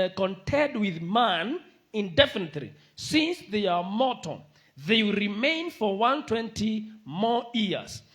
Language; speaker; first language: English; non-native, local second language; Swahili